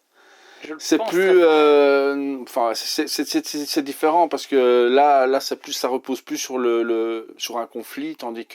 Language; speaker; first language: French; native; French